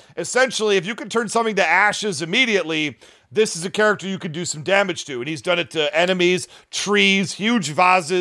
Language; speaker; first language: English; native; English